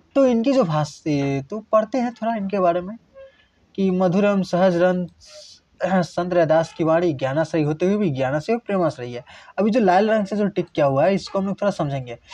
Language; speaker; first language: Hindi; non-native, local second language; Bangla